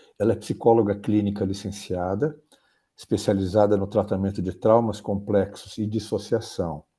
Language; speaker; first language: Portuguese; native; Portuguese